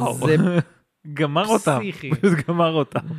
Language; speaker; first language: Hebrew; native; Hebrew